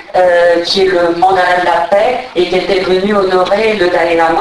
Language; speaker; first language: French; native; French